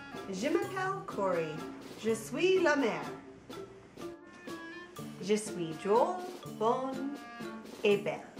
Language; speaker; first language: French; non-native, learner; English